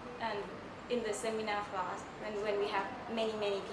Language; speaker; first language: English; non-native, learner; Thai